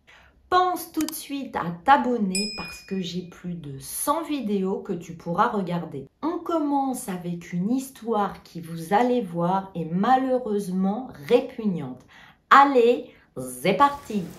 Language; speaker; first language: French; native; French